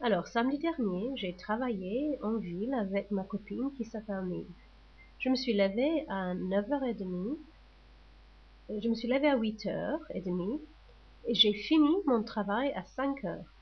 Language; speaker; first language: French; non-native, learner; English